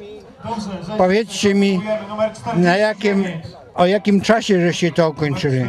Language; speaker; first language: Polish; native; Polish